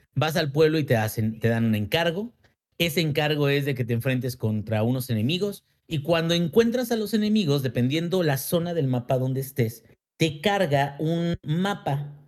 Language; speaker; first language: Spanish; native; Spanish